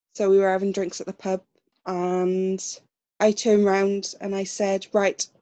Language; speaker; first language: English; native; English